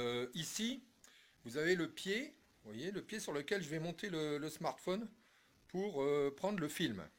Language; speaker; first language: French; native; French